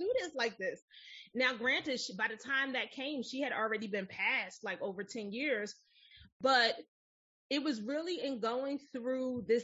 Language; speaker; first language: English; native; English